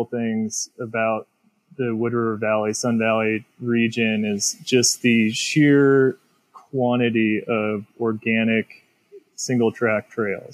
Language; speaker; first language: English; native; English